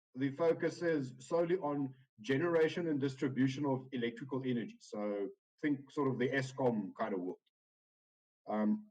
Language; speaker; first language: English; non-native, local second language; Afrikaans